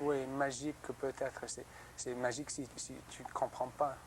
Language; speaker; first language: French; non-native, learner; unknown